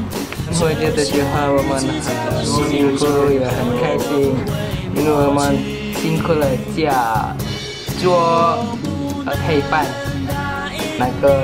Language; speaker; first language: Chinese; non-native, learner; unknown